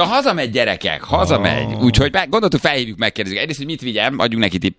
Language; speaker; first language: Hungarian; native; Hungarian